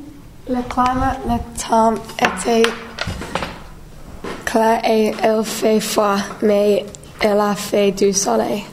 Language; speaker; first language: French; non-native, learner; English